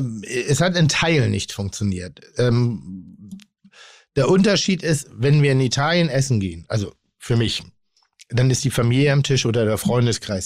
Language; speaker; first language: German; native; German